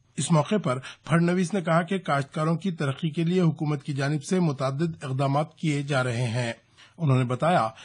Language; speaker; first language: Urdu; native; Urdu